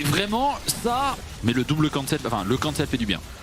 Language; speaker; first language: French; native; French